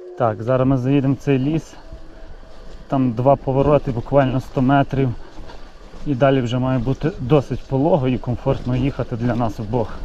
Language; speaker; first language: Ukrainian; native; Ukrainian